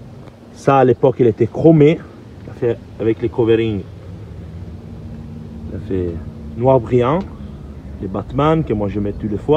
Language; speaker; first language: French; non-native, learner; Italian